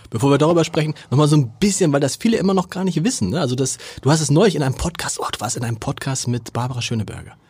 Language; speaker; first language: German; native; German